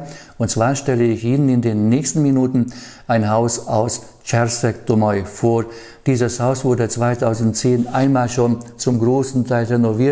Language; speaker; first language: German; native; German